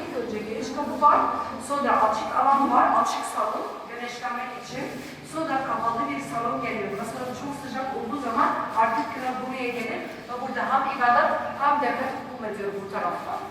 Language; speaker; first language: Turkish; non-native, learner; Arabic